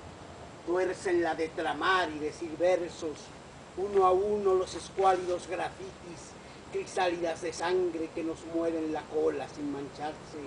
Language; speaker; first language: Spanish; native; Spanish